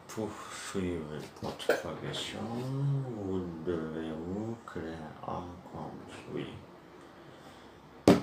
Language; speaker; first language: French; non-native, learner; Turkish